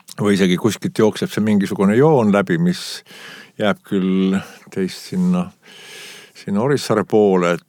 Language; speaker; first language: Estonian; native; Estonian